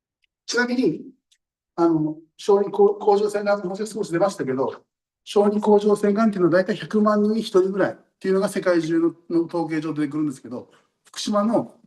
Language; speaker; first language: Japanese; native; Japanese